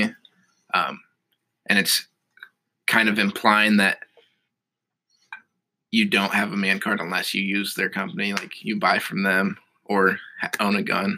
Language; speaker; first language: English; native; English